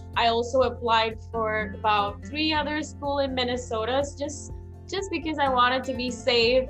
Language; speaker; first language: English; non-native, local second language; Sinhala